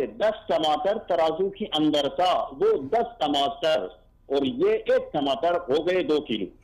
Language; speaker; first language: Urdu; non-native, fluent; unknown